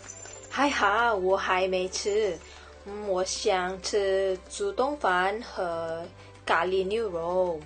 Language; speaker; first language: Chinese; non-native, learner; Malay